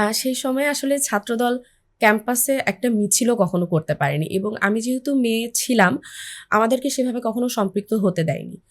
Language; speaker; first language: Bangla; native; Bangla